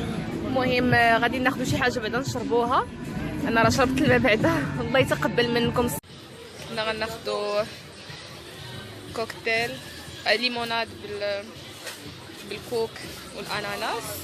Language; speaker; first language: Arabic; native; Arabic